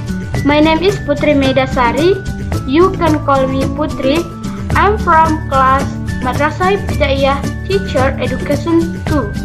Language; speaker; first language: English; non-native, learner; Indonesian